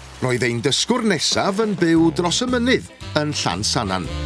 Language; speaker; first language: Welsh; native; Welsh